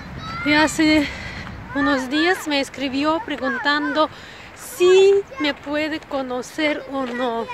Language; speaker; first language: Spanish; non-native, fluent; Russian